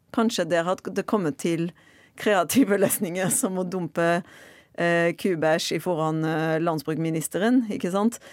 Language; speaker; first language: Norwegian; non-native, fluent; French